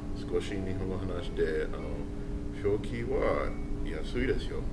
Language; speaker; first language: Japanese; non-native, learner; English